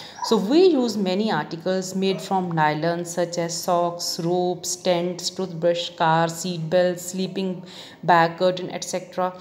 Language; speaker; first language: English; non-native, local second language; Hindi